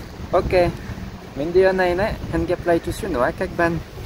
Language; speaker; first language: Vietnamese; non-native, learner; French